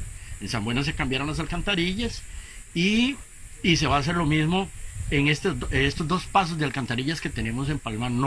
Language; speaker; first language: Spanish; native; Spanish